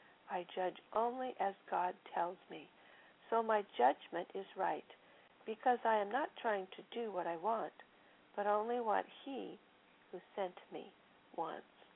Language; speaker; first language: English; native; English